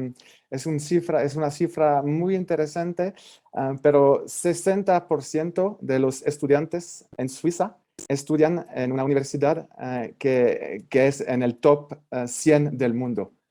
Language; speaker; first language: Spanish; non-native, fluent; French